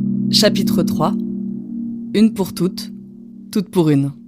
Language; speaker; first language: French; native; French